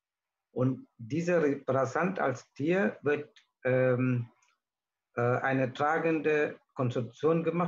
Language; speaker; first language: German; non-native, learner; Tamil